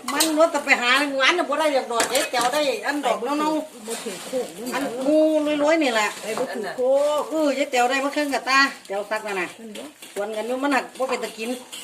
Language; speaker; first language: Thai; native; Thai